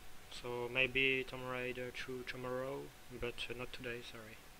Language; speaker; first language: English; non-native, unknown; French